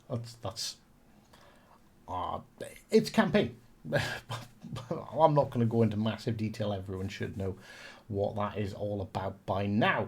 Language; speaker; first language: English; native; English